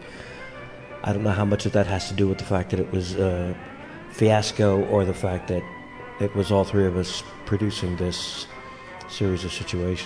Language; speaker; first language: English; native; English